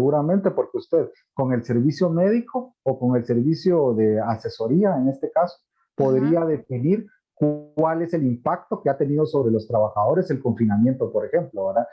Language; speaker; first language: Spanish; native; Spanish